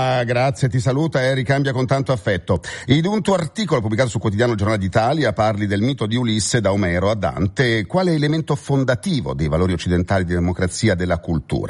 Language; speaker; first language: Italian; native; Italian